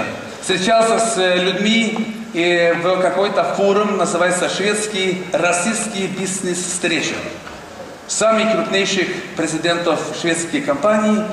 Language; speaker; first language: Russian; non-native, learner; Swedish